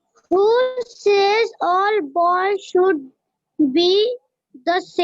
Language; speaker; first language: English; non-native, learner; Hindi